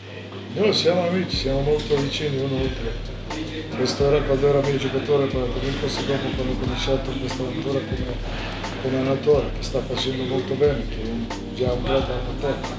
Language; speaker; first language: Italian; non-native, fluent; Serbian